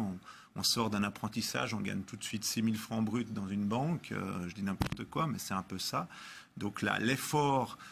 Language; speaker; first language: French; native; French